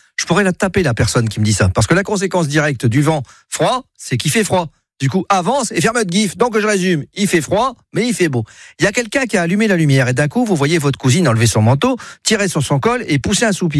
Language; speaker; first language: French; native; French